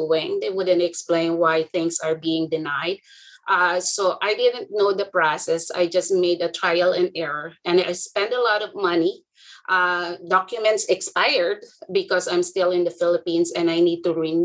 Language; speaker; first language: English; non-native, local second language; Filipino